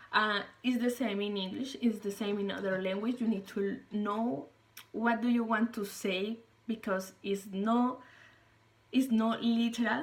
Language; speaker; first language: English; non-native, learner; Spanish